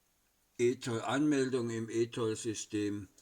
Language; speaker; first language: German; native; German